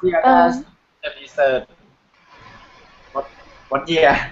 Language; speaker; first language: English; non-native, learner; Thai